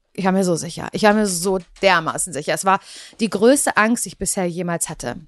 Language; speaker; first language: German; native; German